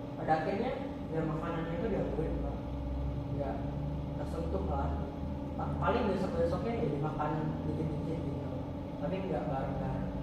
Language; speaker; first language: Indonesian; native; Indonesian